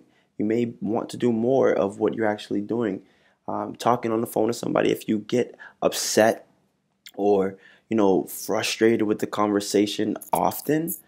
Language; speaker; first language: English; native; English